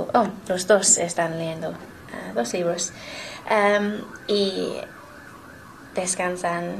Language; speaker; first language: Spanish; non-native, learner; English